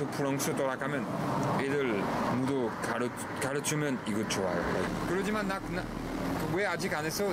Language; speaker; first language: Korean; non-native, learner; French